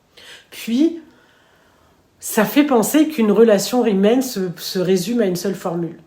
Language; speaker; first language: French; native; French